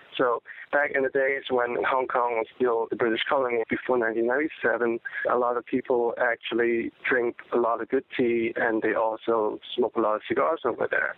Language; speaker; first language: English; non-native, local second language; Cantonese